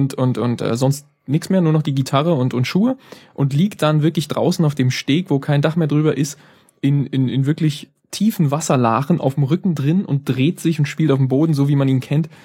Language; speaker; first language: German; native; German